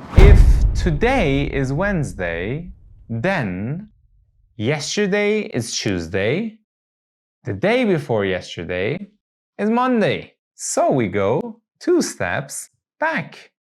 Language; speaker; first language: English; non-native, fluent; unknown